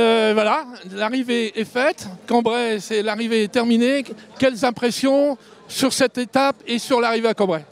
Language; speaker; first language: French; native; French